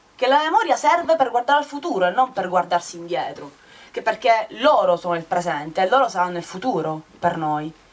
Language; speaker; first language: Italian; native; Italian